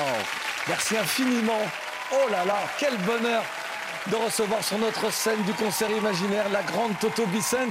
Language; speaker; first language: French; native; French